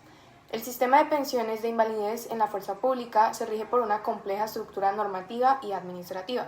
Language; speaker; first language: Spanish; native; Spanish